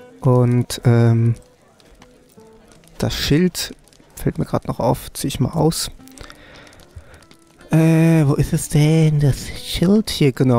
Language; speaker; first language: German; native; German